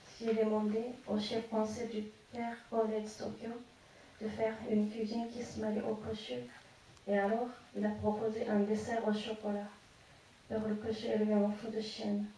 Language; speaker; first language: French; non-native, fluent; Japanese